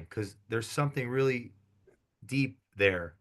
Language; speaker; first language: English; native; English